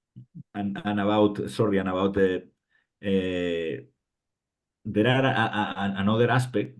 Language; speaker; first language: English; non-native, fluent; Spanish